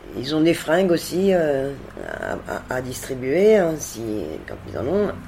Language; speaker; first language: French; native; French